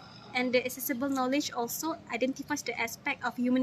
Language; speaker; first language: English; non-native, fluent; Malay